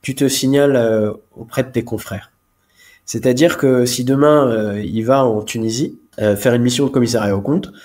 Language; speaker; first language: French; native; French